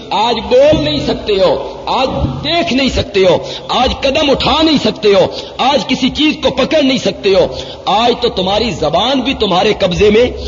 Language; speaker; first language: Urdu; non-native, local second language; Punjabi